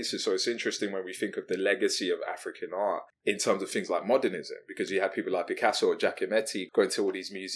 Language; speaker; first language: English; non-native, local second language; Yoruba